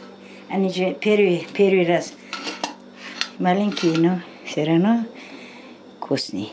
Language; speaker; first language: Russian; non-native, local second language; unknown